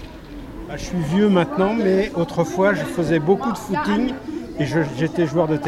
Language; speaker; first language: French; native; French